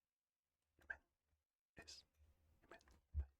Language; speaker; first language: Basque; non-native, learner; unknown